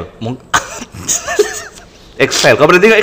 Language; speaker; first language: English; non-native, local second language; Malay